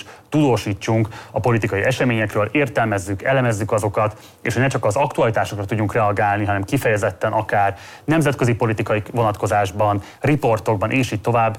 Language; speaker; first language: Hungarian; native; Hungarian